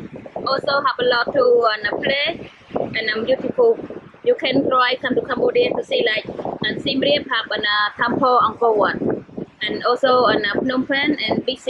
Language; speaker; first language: English; non-native, learner; Khmer